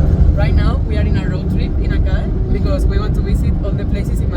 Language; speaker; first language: English; non-native, fluent; Spanish